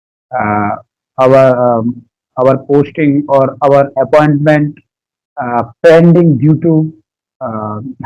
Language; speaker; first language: English; non-native, learner; Hindi